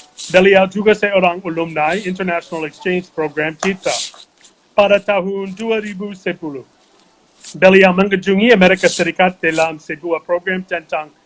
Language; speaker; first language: Indonesian; non-native, fluent; English